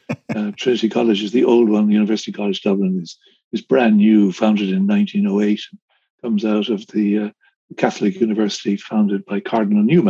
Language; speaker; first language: English; native; English